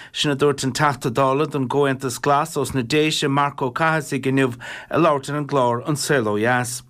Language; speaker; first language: Irish; native; Irish